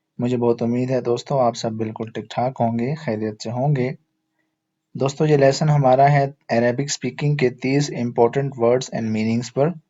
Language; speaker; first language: Urdu; native; Urdu